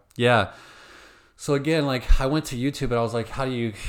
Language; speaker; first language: English; native; English